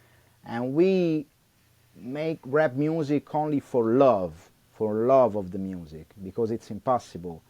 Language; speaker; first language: English; non-native, learner; Italian